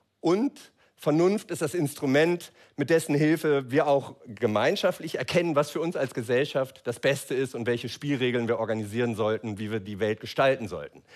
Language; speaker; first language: German; native; German